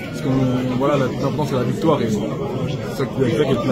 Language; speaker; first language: French; native; French